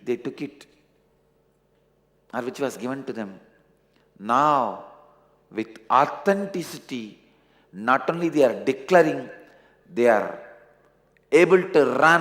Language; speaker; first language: English; non-native, local second language; Tamil